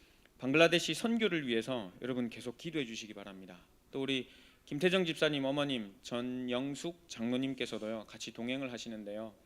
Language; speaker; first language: Korean; native; Korean